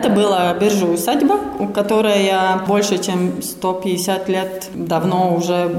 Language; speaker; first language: Russian; non-native, local second language; Latvian